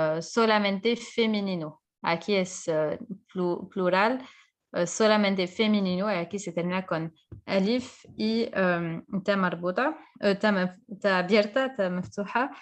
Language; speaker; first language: Spanish; non-native, fluent; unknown